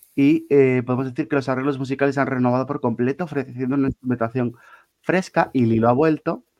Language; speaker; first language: Spanish; native; Spanish